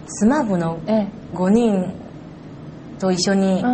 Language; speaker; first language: Japanese; non-native, learner; Chinese